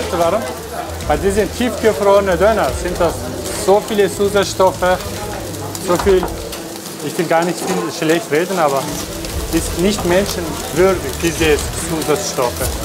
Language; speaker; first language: German; non-native, fluent; Turkish